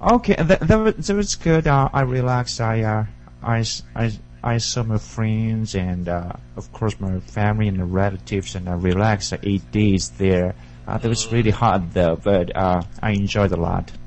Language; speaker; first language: English; non-native, learner; Japanese